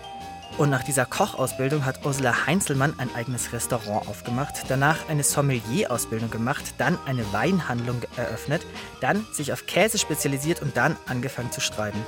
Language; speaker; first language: German; native; German